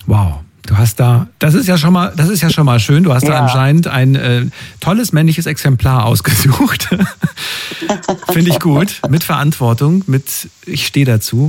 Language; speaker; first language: German; native; German